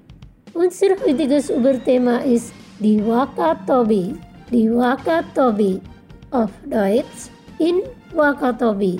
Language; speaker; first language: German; non-native, fluent; Indonesian